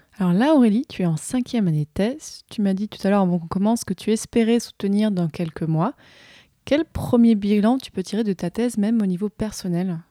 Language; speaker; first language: French; native; French